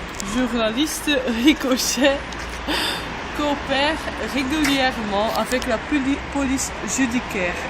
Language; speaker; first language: French; non-native, learner; Dutch